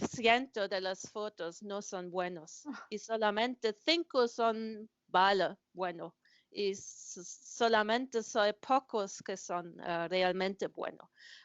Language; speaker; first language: Spanish; non-native, learner; German